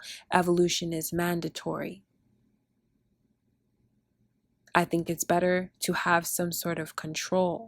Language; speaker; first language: English; early bilingual, other home language; Spanish